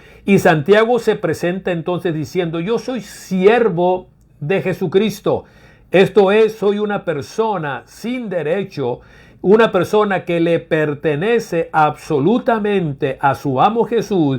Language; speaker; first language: Spanish; native; Spanish